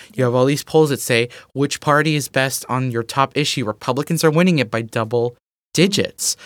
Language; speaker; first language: English; native; English